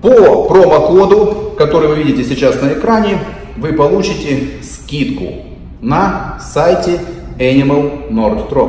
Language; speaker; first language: Russian; native; Russian